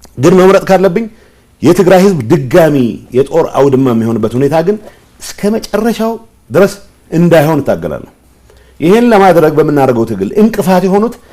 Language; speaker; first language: Amharic; non-native, local second language; Tigrinya